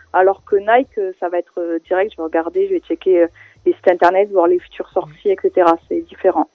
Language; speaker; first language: French; native; French